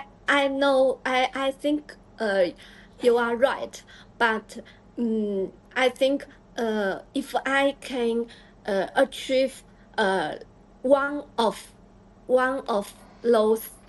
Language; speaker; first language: English; non-native, learner; Chinese